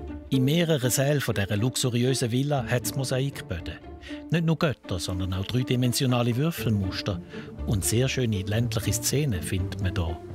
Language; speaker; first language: German; native; German